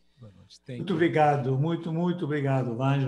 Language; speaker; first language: Portuguese; non-native, fluent; Spanish